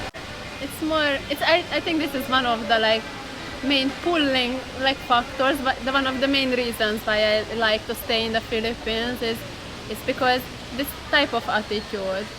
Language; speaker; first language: English; non-native, fluent; Hungarian